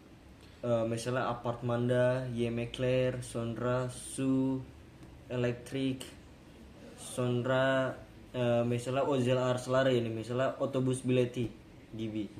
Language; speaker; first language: Turkish; non-native, learner; Indonesian